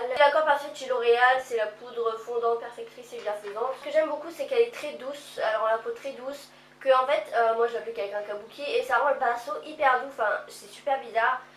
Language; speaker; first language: French; native; French